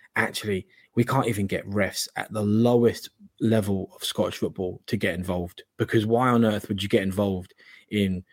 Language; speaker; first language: English; native; English